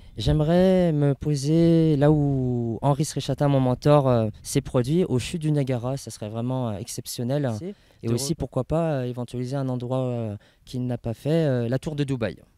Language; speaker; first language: French; native; French